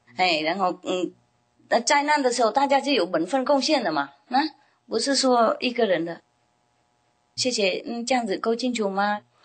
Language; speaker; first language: Chinese; non-native, fluent; Vietnamese